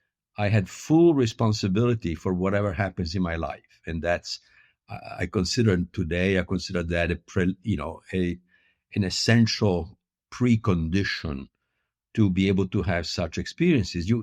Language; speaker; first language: English; non-native, fluent; Italian